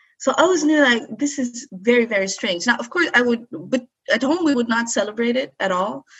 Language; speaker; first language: English; non-native, fluent; Arabic